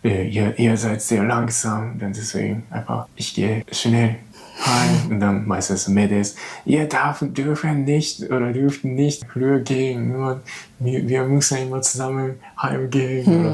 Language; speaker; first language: German; non-native, learner; Japanese